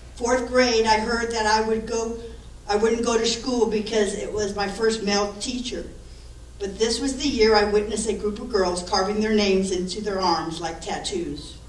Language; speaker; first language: English; native; English